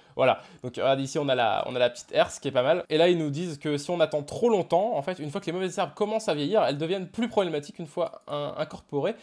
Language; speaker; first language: French; native; French